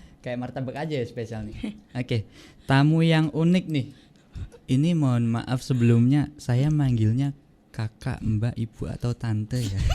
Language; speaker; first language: Indonesian; native; Indonesian